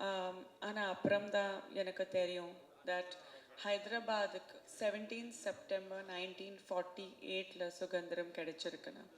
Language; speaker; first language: Tamil; non-native, fluent; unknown